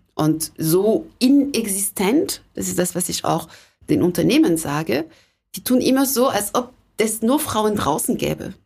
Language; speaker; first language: German; non-native, fluent; French